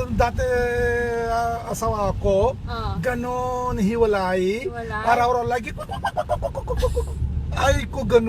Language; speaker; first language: Filipino; non-native, learner; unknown